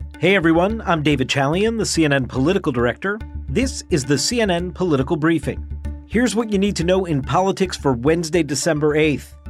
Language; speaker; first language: English; native; English